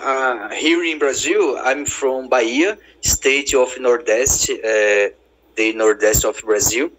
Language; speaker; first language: English; non-native, learner; Portuguese